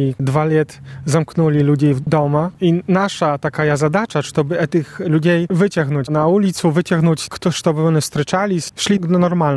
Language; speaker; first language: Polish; non-native, local second language; Belarusian